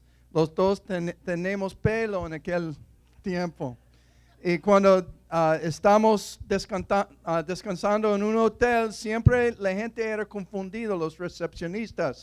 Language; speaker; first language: Spanish; non-native, fluent; English